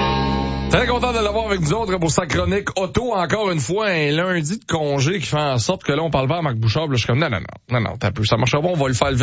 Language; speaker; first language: French; native; French